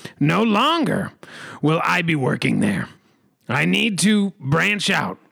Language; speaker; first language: English; native; English